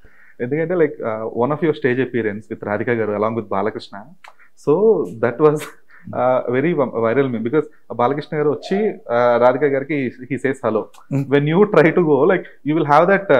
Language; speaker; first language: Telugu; native; Telugu